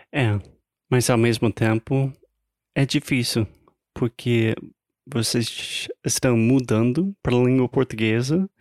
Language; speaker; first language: Portuguese; non-native, fluent; English